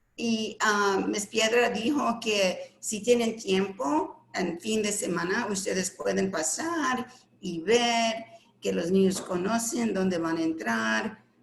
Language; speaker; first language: Spanish; non-native, learner; English